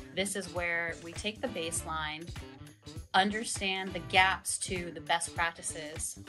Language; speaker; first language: English; native; English